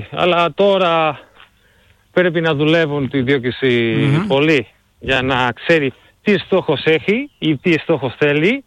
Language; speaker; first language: Greek; non-native, learner; Spanish